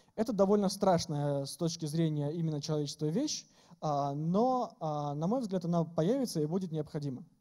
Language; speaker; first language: Russian; native; Russian